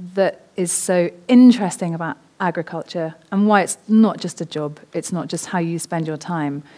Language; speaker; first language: English; native; English